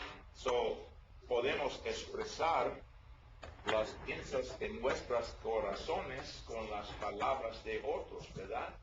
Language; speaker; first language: Spanish; non-native, learner; English